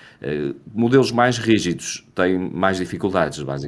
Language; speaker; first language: Portuguese; native; Portuguese